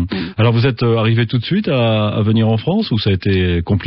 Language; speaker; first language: French; native; French